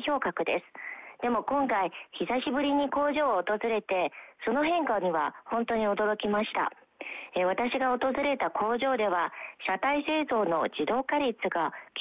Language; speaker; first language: Japanese; non-native, fluent; Chinese